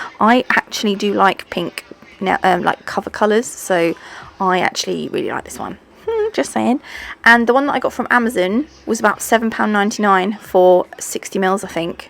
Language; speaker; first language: English; native; English